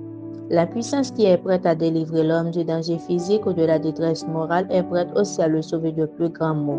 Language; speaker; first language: French; non-native, local second language; Haitian Creole